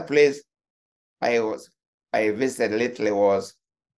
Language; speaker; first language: English; non-native, local second language; Kikuyu